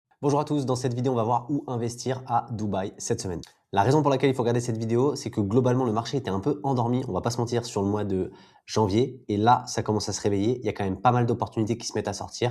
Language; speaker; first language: French; native; French